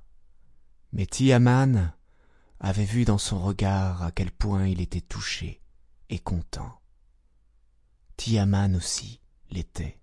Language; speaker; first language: French; native; French